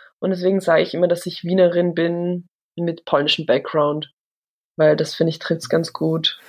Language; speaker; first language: German; early bilingual, other home language; Polish